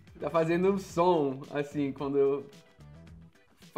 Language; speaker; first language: Portuguese; non-native, fluent; English